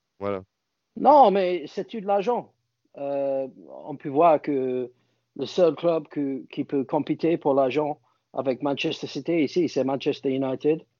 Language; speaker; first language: French; non-native, fluent; English